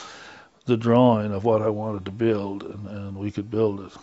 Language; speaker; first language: English; native; English